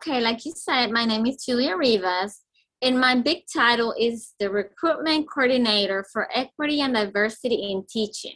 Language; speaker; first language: English; non-native, fluent; Spanish